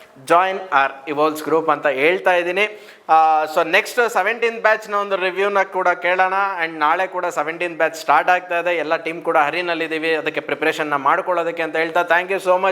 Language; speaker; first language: Kannada; native; Kannada